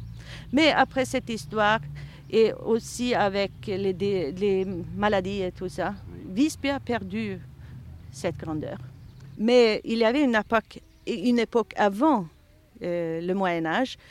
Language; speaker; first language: French; non-native, fluent; Swedish